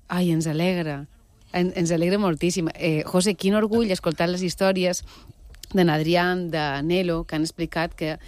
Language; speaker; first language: Catalan; native; Catalan